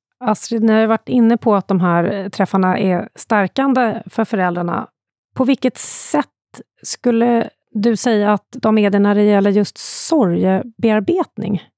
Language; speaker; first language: Swedish; native; Swedish